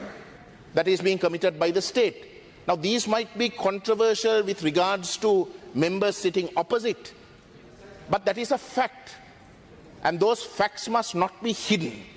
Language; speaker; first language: English; non-native, local second language; Tamil